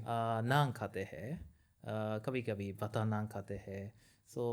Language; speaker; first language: Hindi; non-native, learner; Japanese